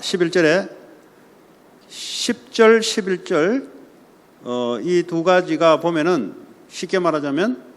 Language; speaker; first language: Korean; native; Korean